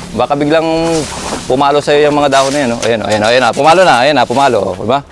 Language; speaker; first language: Filipino; non-native, local second language; Bikol